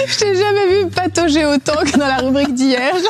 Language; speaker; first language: French; native; French